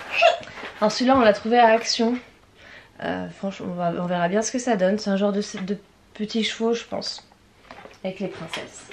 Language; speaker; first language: French; native; French